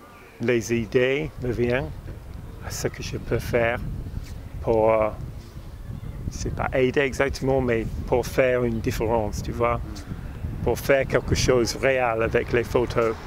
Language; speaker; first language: French; non-native, fluent; English